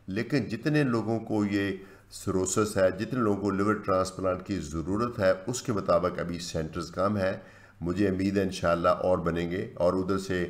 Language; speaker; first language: Urdu; native; Urdu